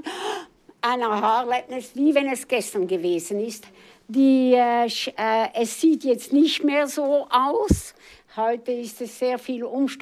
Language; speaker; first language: German; native; German